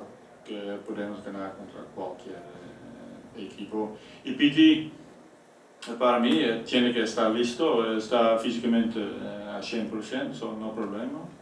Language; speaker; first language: Spanish; non-native, fluent; Dutch